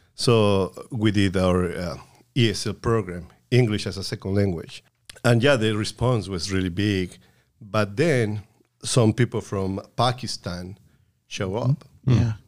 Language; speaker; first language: English; non-native, fluent; Spanish